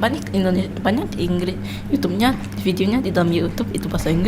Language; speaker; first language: Indonesian; non-native, local second language; English